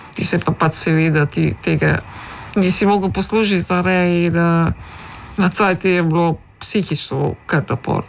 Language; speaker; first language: Slovenian; early bilingual, other home language; Macedonian